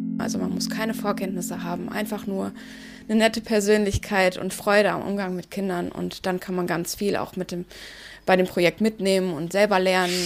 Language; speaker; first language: German; early bilingual, other home language; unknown